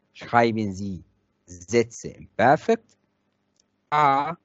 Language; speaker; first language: German; non-native, fluent; Arabic